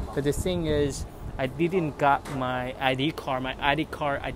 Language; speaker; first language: English; non-native, fluent; Chinese